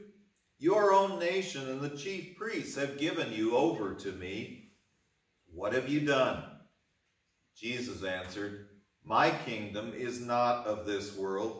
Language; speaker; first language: English; native; English